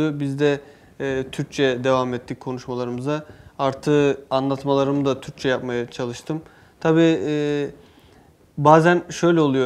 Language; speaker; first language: Turkish; non-native, fluent; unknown